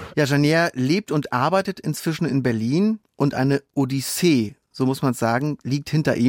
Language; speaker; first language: German; native; German